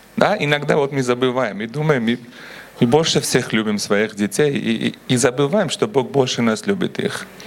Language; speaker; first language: Russian; non-native, local second language; Armenian